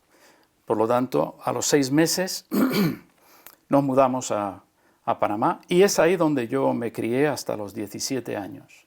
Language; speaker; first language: Spanish; early bilingual, other home language; English